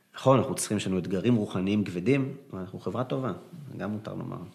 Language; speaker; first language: Hebrew; early bilingual, other home language; Arabic